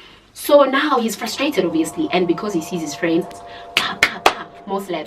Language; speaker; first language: English; non-native, local second language; Zulu